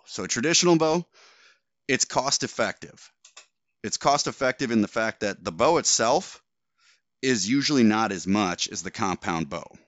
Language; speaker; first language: English; native; English